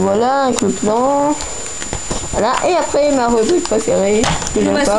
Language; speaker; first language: French; native; French